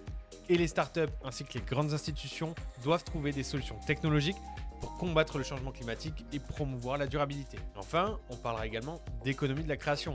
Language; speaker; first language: French; native; French